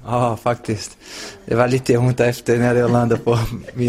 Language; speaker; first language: Swedish; non-native, learner; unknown